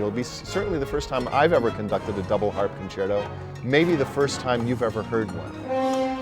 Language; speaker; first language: English; native; English